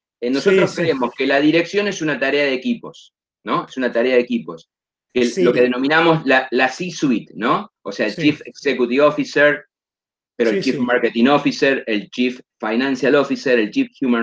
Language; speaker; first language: Spanish; native; Spanish